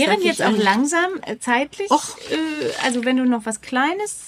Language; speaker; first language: German; native; German